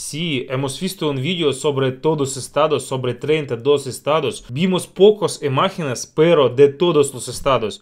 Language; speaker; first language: Spanish; non-native, learner; Russian